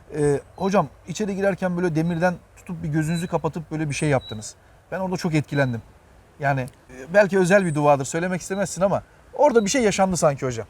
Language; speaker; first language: Turkish; native; Turkish